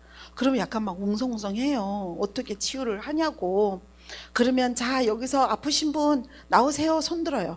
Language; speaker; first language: Korean; native; Korean